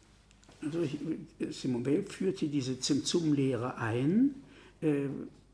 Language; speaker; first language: German; native; German